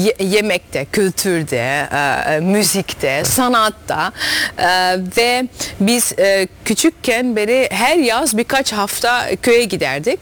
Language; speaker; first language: Turkish; early bilingual, heritage; Dutch